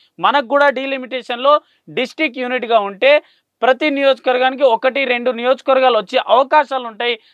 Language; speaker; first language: Telugu; non-native, local second language; Lambadi